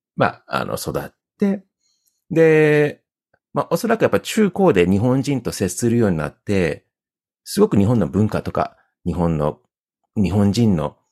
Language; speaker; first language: Japanese; early bilingual, heritage; Japanese